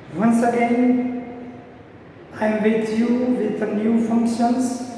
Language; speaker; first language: English; non-native, local second language; Gujarati